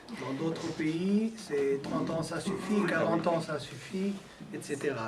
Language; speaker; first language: French; non-native, fluent; Portuguese